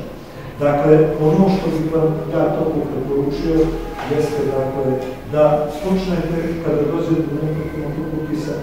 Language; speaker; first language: Croatian; native; Croatian